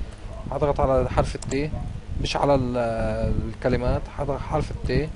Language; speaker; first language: Arabic; native; Arabic